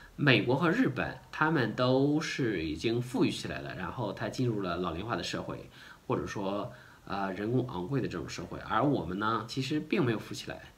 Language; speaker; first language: Chinese; native; Chinese